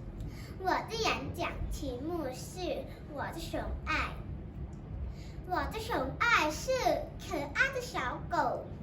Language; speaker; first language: Chinese; non-native, learner; Thai